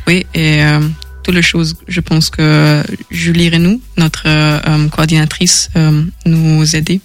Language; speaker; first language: French; non-native, learner; German